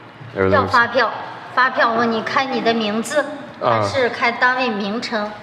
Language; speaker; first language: Chinese; native; Chinese